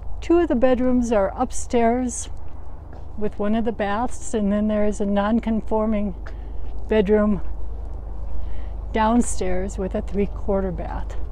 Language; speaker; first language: English; native; English